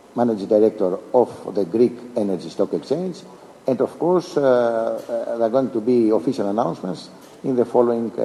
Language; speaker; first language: English; non-native, fluent; Greek